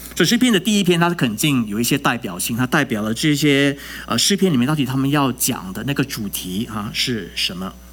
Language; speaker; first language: Chinese; native; Chinese